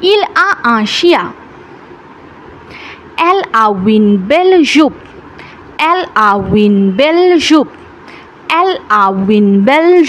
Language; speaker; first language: French; non-native, fluent; Bangla